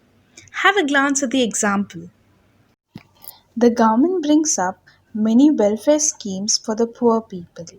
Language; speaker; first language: English; non-native, local second language; Tamil